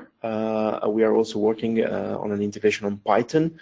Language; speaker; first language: English; non-native, fluent; Italian